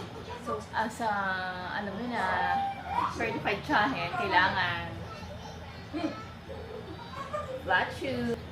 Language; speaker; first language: Filipino; native; Filipino